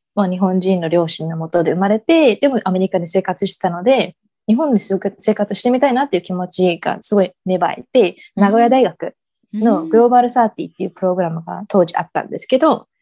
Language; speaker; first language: Japanese; early bilingual, heritage; English